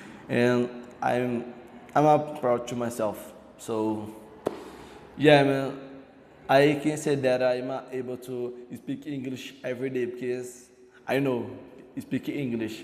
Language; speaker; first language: English; non-native, learner; Portuguese